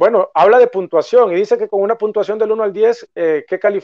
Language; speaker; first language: Spanish; native; Spanish